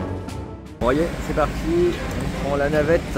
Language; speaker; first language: French; native; French